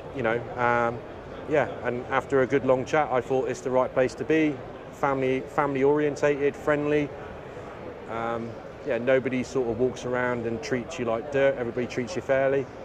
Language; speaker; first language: English; native; English